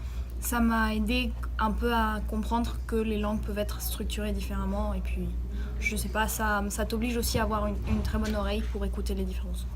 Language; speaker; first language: French; early bilingual, heritage; French